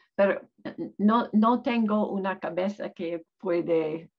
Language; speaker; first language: Spanish; non-native, learner; English